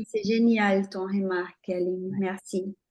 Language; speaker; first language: French; non-native, fluent; Portuguese